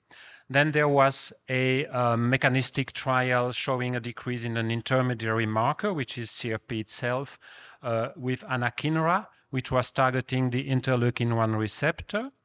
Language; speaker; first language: English; non-native, fluent; French